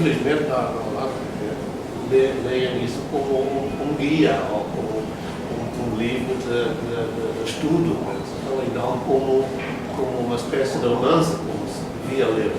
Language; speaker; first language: Portuguese; non-native, fluent; Dutch